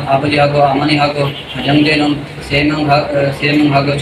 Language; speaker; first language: Korean; non-native, learner; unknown